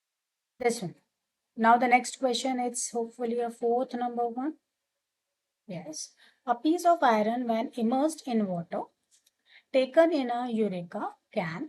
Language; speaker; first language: English; non-native, local second language; Hindi